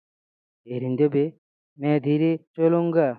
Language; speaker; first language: Hindi; non-native, learner; Bangla